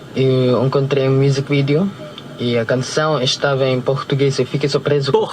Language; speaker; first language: Portuguese; non-native, learner; Filipino